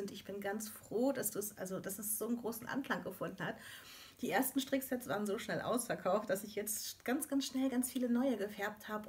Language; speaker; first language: German; native; German